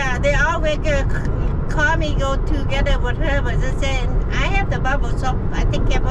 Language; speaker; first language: English; non-native, learner; Vietnamese